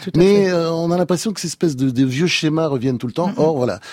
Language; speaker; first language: French; native; French